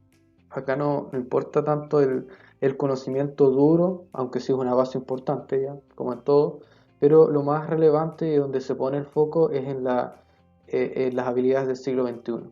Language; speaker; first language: Spanish; native; Spanish